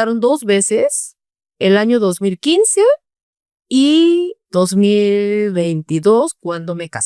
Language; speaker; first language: Spanish; non-native, fluent; Korean